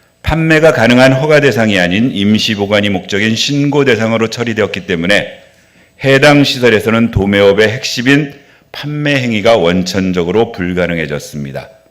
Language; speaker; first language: Korean; native; Korean